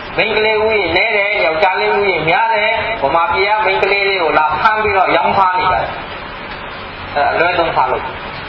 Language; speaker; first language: Burmese; non-native, local second language; Hakha Chin